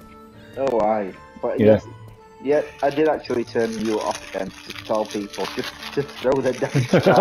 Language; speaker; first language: English; native; English